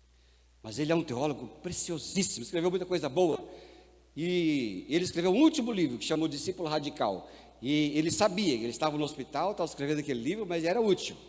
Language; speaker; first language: Portuguese; native; Portuguese